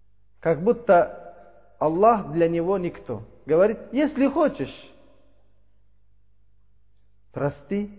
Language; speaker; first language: Russian; non-native, learner; Uzbek